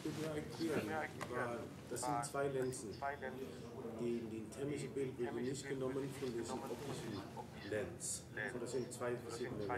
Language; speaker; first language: German; non-native, fluent; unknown